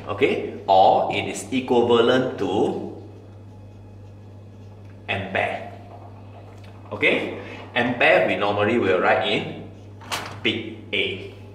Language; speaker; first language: English; non-native, local second language; Chinese